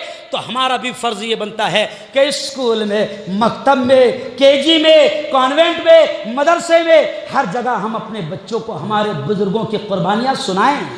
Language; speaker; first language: Urdu; native; Urdu